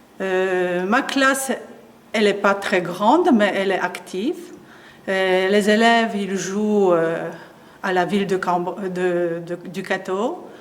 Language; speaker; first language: French; non-native, fluent; Polish